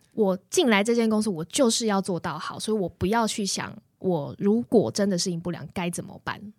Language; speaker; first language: Chinese; native; Chinese